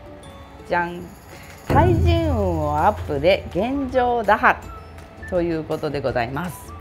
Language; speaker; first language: Japanese; native; Japanese